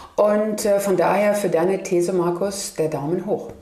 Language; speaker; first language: German; native; German